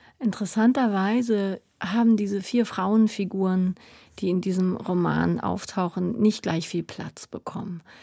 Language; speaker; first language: German; native; German